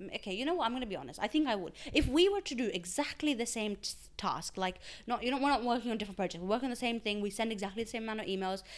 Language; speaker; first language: English; early bilingual, other home language; Urdu